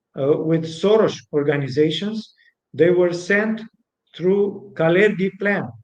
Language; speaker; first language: English; non-native, fluent; Romanian